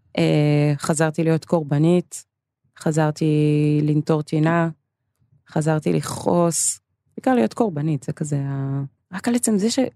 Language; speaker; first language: Hebrew; early bilingual, other home language; English